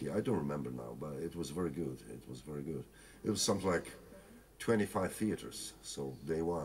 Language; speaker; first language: English; non-native, fluent; Polish